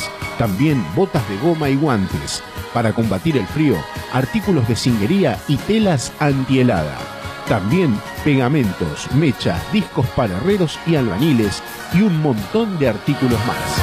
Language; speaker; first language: Spanish; native; Spanish